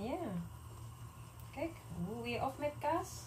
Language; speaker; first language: Dutch; non-native, learner; Indonesian